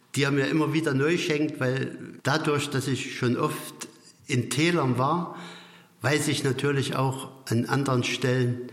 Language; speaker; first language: German; native; German